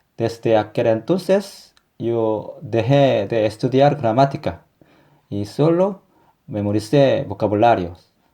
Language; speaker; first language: Spanish; non-native, fluent; Korean